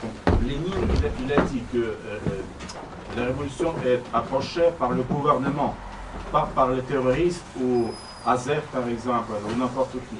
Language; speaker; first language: French; non-native, learner; Russian